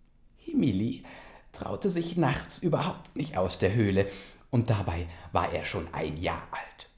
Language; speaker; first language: German; native; German